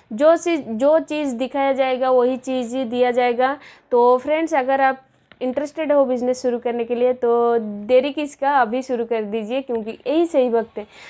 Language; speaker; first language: Hindi; non-native, local second language; Bangla